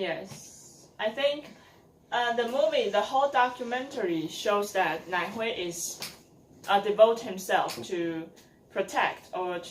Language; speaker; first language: English; non-native, learner; Chinese